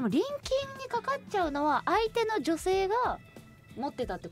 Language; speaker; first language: Japanese; native; Japanese